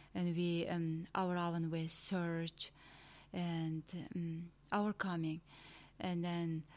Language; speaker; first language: English; non-native, learner; Mongolian